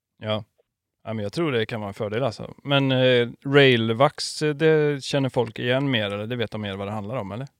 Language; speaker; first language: Swedish; native; Swedish